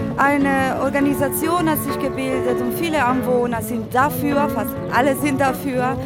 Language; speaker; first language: German; non-native, fluent; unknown